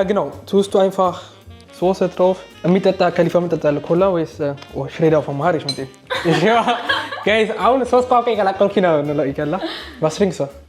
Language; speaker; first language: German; early bilingual, other home language; Amharic